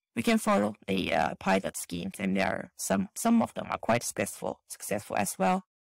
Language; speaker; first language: English; non-native, fluent; Chinese